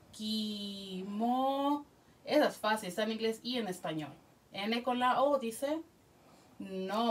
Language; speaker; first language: Spanish; early bilingual, heritage; Spanish